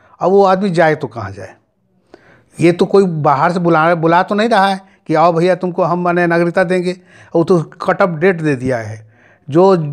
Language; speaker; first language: Hindi; native; Hindi